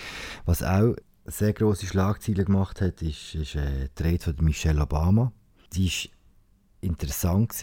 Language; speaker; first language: German; native; German